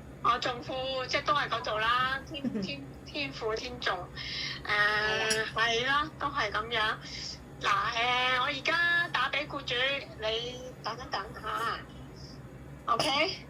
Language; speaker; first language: Chinese; non-native, learner; Indonesian